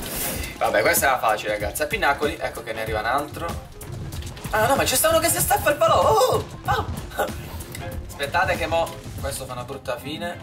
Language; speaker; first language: Italian; native; Italian